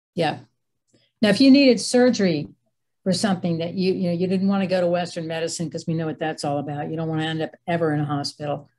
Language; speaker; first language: English; native; English